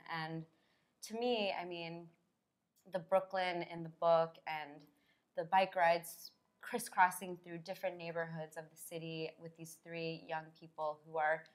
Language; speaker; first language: English; native; English